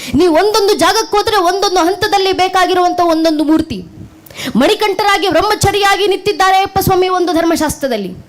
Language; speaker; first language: Kannada; native; Kannada